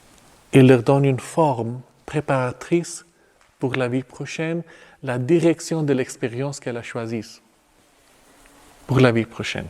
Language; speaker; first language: French; non-native, fluent; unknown